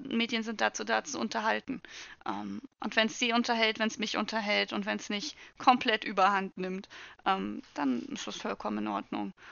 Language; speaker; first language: German; native; German